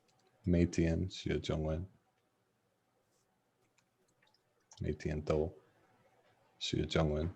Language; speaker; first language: Chinese; non-native, learner; English